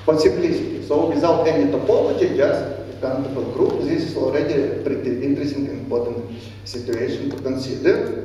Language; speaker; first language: English; non-native, fluent; Ukrainian